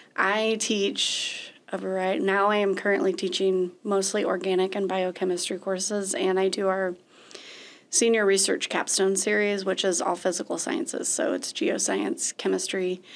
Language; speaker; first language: English; native; English